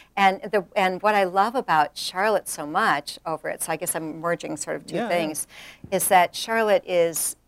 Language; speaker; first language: English; native; English